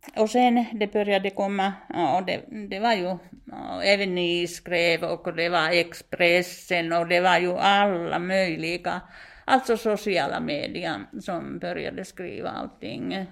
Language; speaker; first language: Swedish; non-native, fluent; Finnish